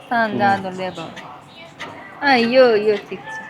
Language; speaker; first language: Nepali; non-native, learner; Japanese